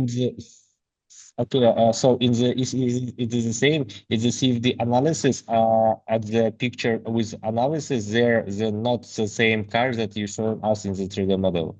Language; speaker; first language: English; non-native, learner; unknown